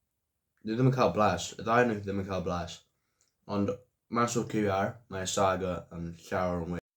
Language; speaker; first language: Welsh; non-native, local second language; English